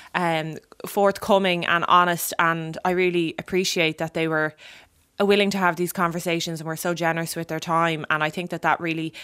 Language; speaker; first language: English; native; English